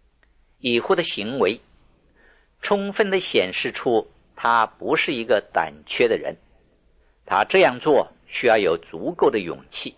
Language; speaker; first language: Chinese; native; Chinese